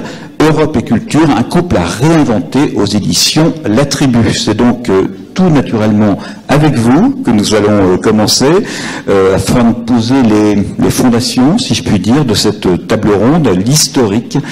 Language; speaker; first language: French; native; French